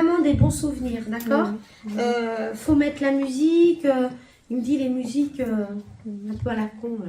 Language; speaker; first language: French; native; French